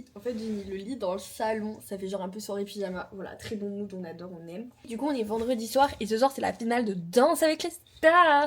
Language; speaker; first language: French; native; French